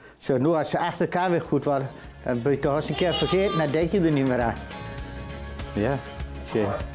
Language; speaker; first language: Dutch; native; Dutch